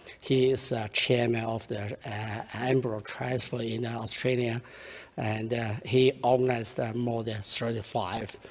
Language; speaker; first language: English; non-native, learner; Chinese